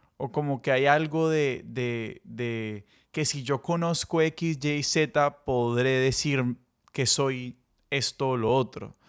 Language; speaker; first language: Spanish; native; Spanish